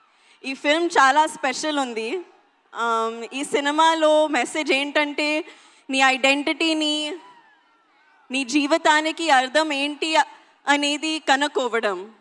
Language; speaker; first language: Telugu; non-native, local second language; Hindi